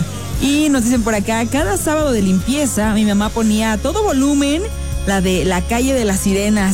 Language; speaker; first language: Spanish; native; Spanish